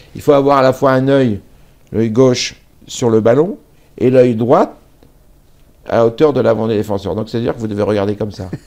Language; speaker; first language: French; native; French